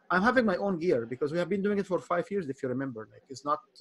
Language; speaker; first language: English; non-native, fluent; Arabic